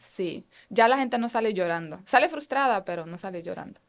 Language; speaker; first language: Spanish; non-native, fluent; Romanian